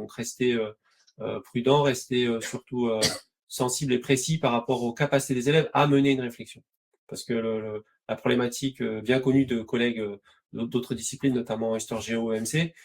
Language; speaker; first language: French; native; French